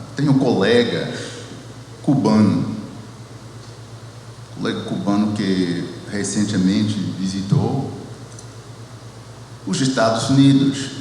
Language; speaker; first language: Portuguese; non-native, fluent; English